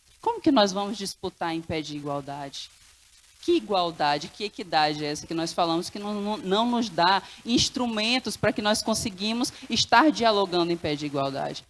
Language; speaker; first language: Portuguese; non-native, local second language; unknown